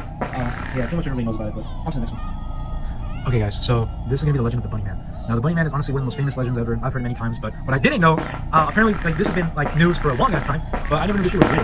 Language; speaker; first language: English; native; English